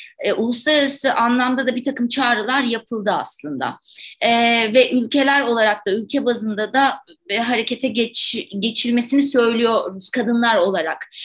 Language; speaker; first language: Turkish; native; Turkish